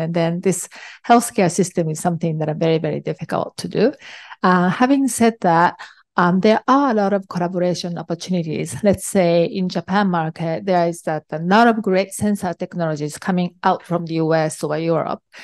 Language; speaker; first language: English; non-native, fluent; Japanese